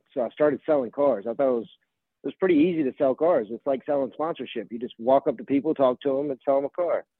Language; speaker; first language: English; native; English